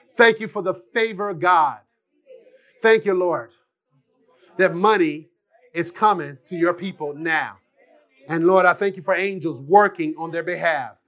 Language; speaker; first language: English; native; English